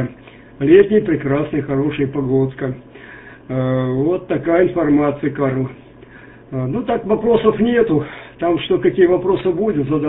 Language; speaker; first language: Russian; native; Russian